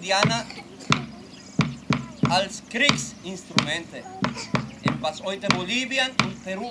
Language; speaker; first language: German; non-native, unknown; Spanish